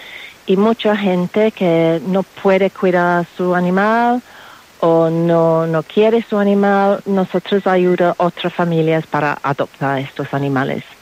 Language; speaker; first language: Spanish; non-native, learner; English